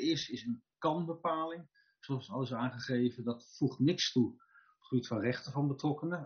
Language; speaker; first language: Dutch; native; Dutch